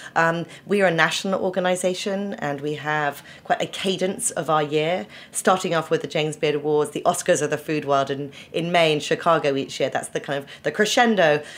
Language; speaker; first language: English; native; English